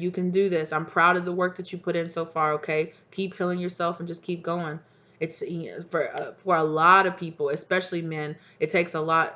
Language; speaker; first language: English; native; English